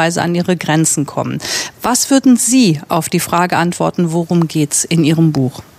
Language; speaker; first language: German; native; German